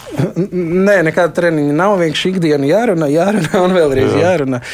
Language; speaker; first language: Latvian; non-native, local second language; Russian